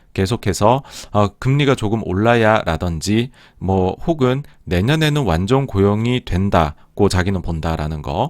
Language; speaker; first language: Korean; native; Korean